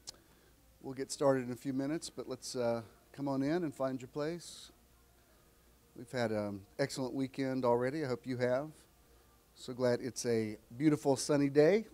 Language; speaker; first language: English; native; English